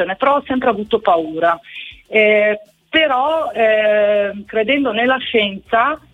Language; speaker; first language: Italian; native; Italian